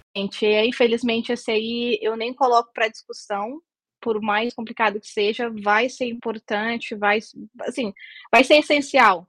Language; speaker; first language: Portuguese; native; Portuguese